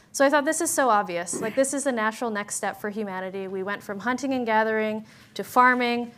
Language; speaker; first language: English; native; English